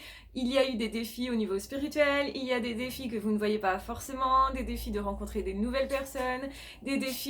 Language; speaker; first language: French; native; French